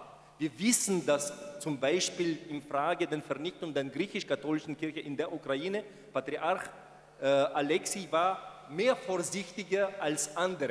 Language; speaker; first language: German; non-native, fluent; Ukrainian